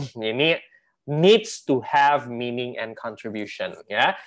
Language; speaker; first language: English; non-native, fluent; Indonesian